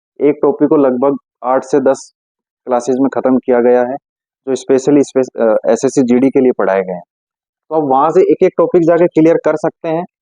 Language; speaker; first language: Hindi; native; Hindi